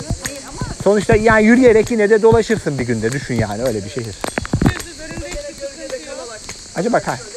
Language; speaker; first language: Turkish; native; Turkish